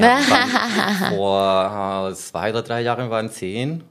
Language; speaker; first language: German; non-native, learner; Spanish